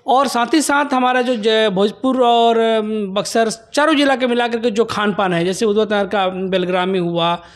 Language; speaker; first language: Hindi; native; Hindi